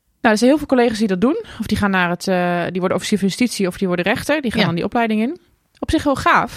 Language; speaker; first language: Dutch; native; Dutch